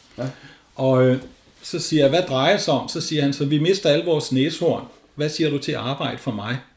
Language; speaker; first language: Danish; native; Danish